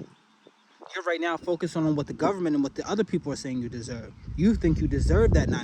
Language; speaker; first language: English; native; English